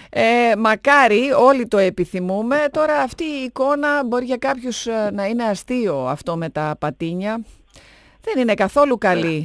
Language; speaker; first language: Greek; native; Greek